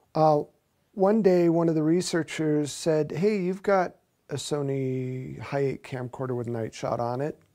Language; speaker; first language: English; native; English